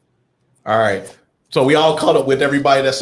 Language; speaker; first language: English; native; English